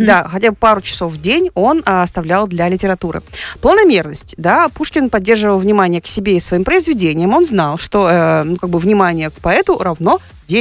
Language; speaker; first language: Russian; native; Russian